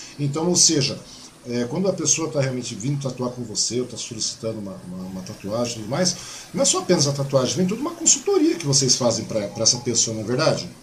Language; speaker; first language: Portuguese; native; Portuguese